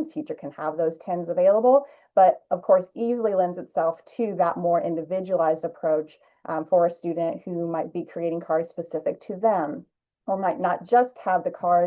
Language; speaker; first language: English; native; English